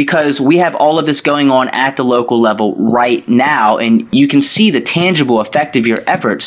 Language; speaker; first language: English; native; English